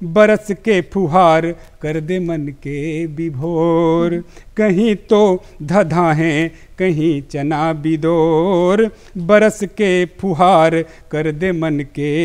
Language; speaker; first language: Hindi; native; Hindi